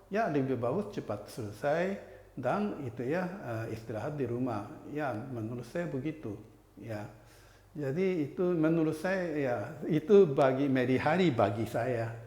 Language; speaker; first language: Indonesian; non-native, fluent; Japanese